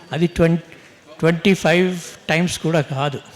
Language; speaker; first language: Telugu; non-native, local second language; Hindi